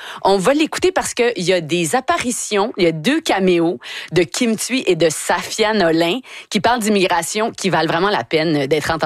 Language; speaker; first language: French; native; French